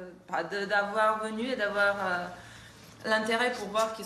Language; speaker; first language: French; non-native, fluent; Serbian